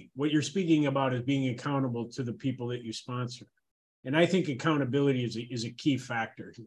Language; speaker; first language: English; native; English